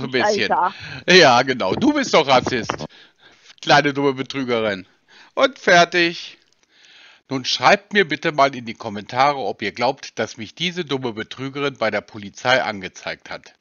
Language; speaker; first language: German; native; German